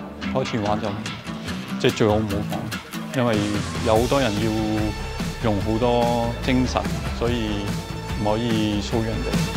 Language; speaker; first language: Cantonese; non-native, fluent; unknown